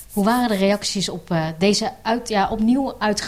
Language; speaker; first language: Dutch; native; Dutch